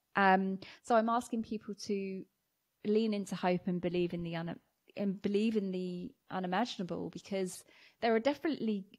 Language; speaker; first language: English; native; English